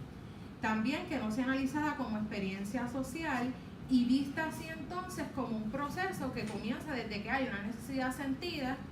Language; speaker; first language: Spanish; native; Spanish